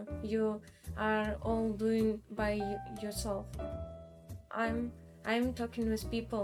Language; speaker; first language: English; non-native, learner; Russian